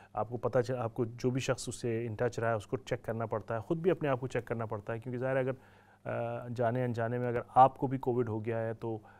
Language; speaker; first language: Urdu; native; Urdu